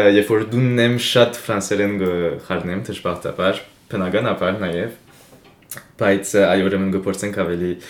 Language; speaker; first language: Armenian; early bilingual, heritage; Armenian